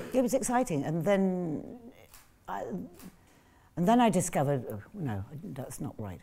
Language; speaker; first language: English; native; English